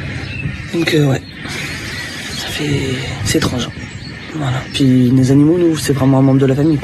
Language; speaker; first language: French; native; French